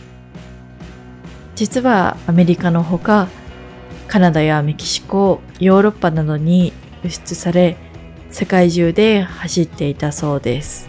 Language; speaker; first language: Japanese; native; Japanese